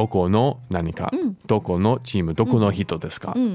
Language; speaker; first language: Japanese; non-native, fluent; English